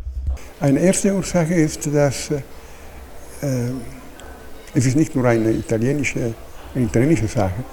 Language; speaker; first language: German; non-native, fluent; Italian